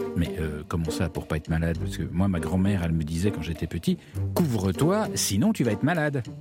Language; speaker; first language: French; native; French